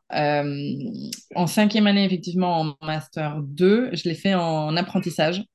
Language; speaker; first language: French; non-native, fluent; Spanish